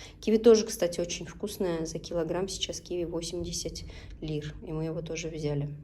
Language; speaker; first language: Russian; non-native, local second language; Tatar